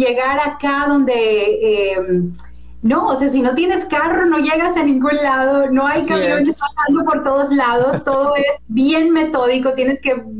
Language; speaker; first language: Spanish; native; Spanish